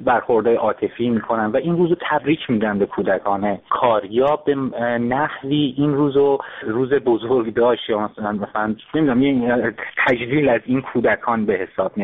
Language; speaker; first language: Persian; native; Persian